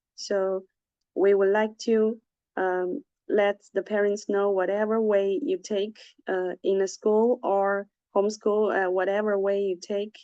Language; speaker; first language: English; non-native, fluent; Chinese